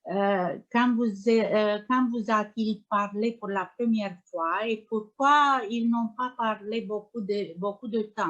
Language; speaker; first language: French; non-native, learner; Romanian